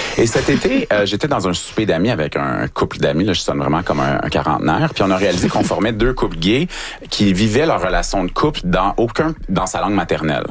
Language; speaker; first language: French; native; French